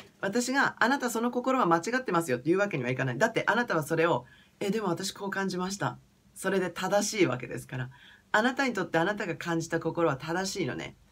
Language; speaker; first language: Japanese; native; Japanese